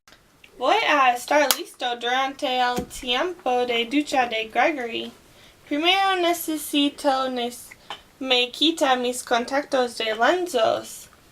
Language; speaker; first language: Spanish; non-native, learner; English